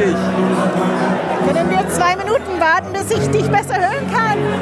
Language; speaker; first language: German; non-native, fluent; English